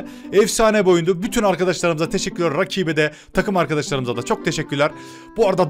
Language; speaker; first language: Turkish; native; Turkish